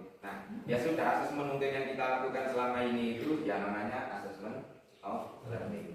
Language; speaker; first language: Indonesian; native; Indonesian